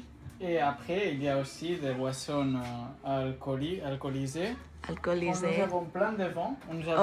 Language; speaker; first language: French; non-native, fluent; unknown